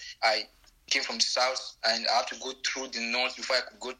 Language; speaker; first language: English; non-native, local second language; Bini